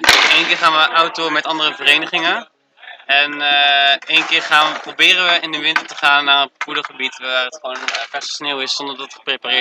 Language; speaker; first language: Dutch; native; Dutch